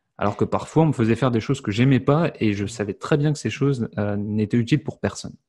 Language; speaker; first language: French; native; French